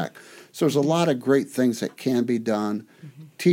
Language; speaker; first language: English; native; English